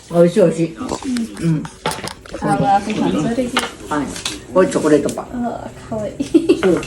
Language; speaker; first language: Japanese; native; Japanese